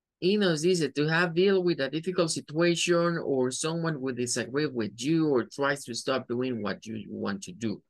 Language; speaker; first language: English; non-native, fluent; Spanish